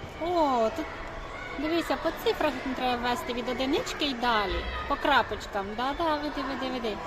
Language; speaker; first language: Ukrainian; native; Ukrainian